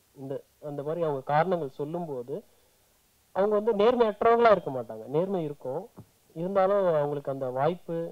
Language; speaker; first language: Tamil; native; Tamil